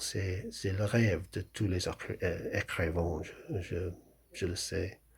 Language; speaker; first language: French; non-native, fluent; English